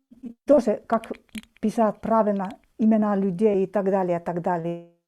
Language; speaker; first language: Russian; non-native, fluent; Finnish